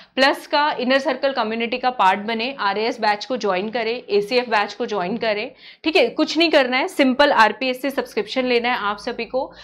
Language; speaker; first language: Hindi; native; Hindi